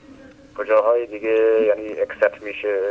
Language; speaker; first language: Persian; early bilingual, heritage; Persian